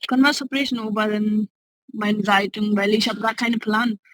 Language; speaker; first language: German; non-native, learner; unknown